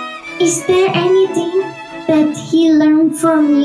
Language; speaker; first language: English; non-native, learner; Indonesian